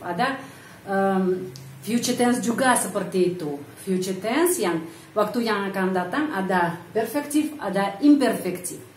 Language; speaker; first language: Indonesian; non-native, fluent; Russian